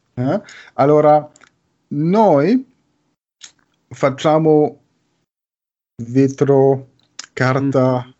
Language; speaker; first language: Italian; non-native, learner; German